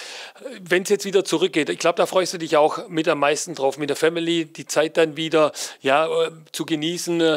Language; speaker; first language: German; native; German